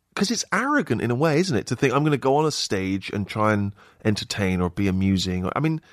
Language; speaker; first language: English; native; English